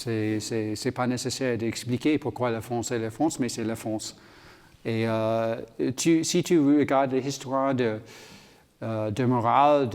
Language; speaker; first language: French; non-native, learner; English